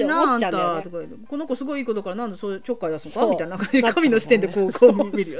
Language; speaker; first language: Japanese; native; Japanese